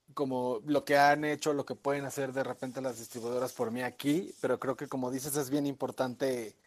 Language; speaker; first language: Spanish; native; Spanish